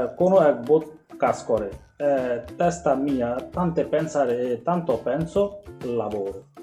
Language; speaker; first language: Italian; non-native, learner; Bangla